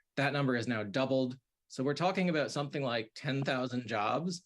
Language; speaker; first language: English; native; English